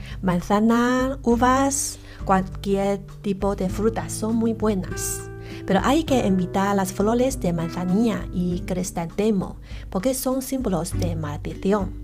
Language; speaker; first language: Spanish; non-native, learner; Chinese